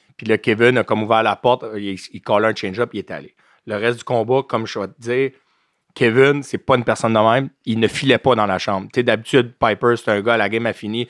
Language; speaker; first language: French; native; French